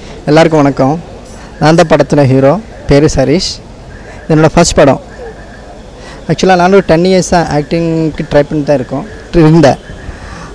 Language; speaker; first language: Tamil; non-native, fluent; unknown